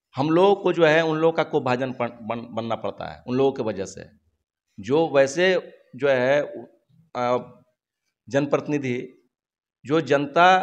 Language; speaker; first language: Hindi; native; Hindi